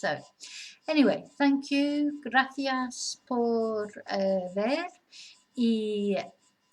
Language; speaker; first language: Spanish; non-native, fluent; English